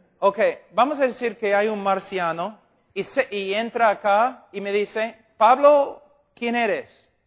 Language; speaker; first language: Spanish; non-native, fluent; English